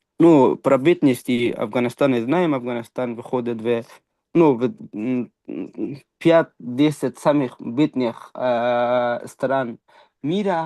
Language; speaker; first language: Russian; non-native, fluent; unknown